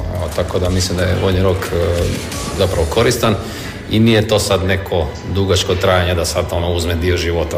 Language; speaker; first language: Serbian; native; Serbian